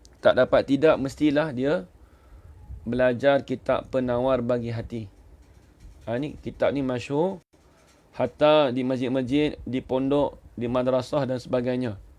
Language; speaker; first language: Malay; native; Malay